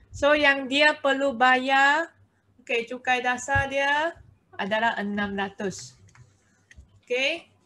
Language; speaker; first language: Malay; native; Malay